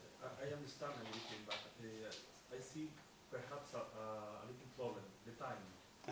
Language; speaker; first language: English; non-native, fluent; Spanish